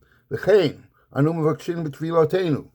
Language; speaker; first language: Hebrew; non-native, fluent; English